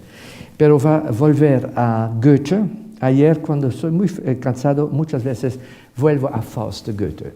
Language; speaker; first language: Spanish; non-native, fluent; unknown